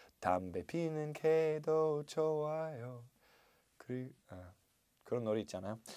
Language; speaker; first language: Korean; non-native, fluent; English